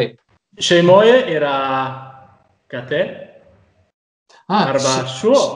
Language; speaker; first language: Lithuanian; non-native, learner; Italian